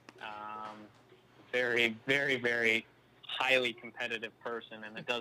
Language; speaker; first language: English; native; English